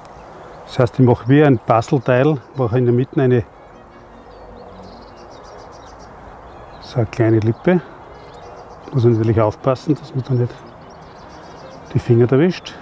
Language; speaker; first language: German; native; German